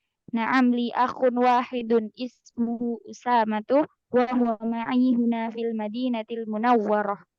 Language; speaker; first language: Arabic; non-native, learner; Indonesian